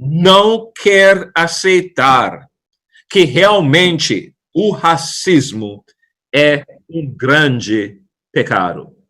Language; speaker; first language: Portuguese; non-native, fluent; English